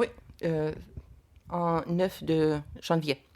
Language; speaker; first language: French; non-native, learner; Lithuanian